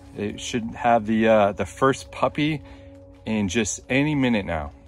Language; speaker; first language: English; native; English